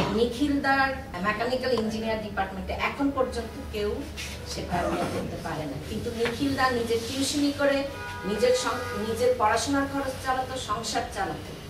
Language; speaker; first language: Bangla; native; Bangla